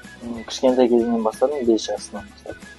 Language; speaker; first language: Kazakh; non-native, local second language; Russian